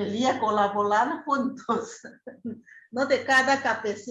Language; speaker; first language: Spanish; non-native, fluent; Chinese